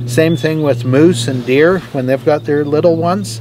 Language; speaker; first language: English; native; English